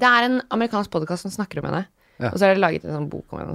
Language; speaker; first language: Norwegian; native; Norwegian